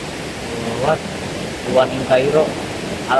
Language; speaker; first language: English; non-native, learner; Indonesian